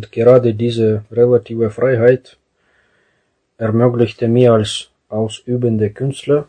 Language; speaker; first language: German; non-native, fluent; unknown